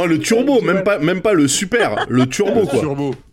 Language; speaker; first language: French; native; French